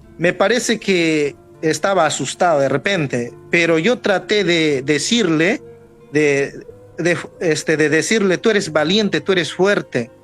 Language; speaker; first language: Spanish; non-native, local second language; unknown